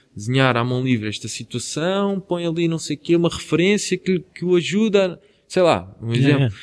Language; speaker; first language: Portuguese; native; Portuguese